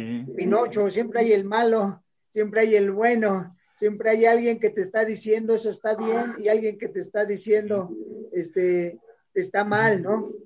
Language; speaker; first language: Spanish; native; Spanish